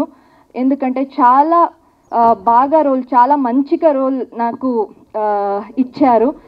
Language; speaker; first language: Telugu; non-native, learner; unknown